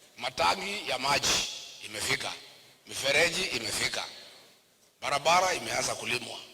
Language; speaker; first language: Swahili; non-native, local second language; Kikuyu